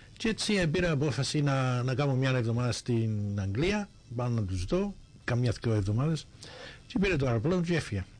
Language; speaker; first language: Greek; early bilingual, heritage; Greek